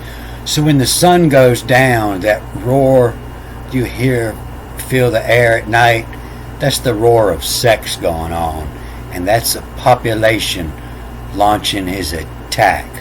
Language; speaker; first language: English; native; English